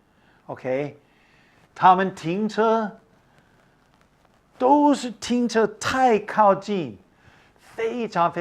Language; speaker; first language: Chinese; non-native, fluent; English